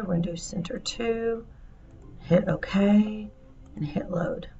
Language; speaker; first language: English; native; English